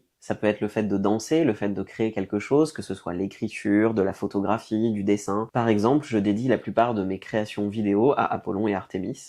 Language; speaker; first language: French; native; French